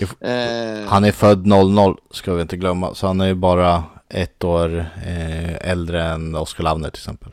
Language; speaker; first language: Swedish; native; Swedish